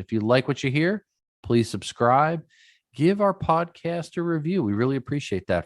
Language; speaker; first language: English; native; English